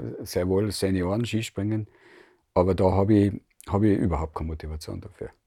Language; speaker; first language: German; native; German